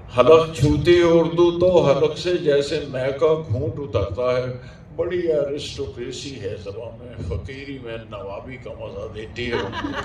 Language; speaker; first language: Urdu; non-native, local second language; Punjabi